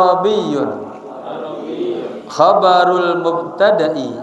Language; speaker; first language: Arabic; non-native, fluent; Indonesian